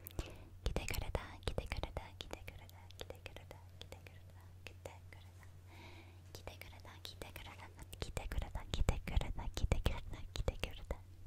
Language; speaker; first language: Japanese; non-native, learner; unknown